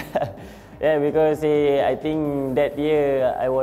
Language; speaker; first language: English; non-native, learner; Malay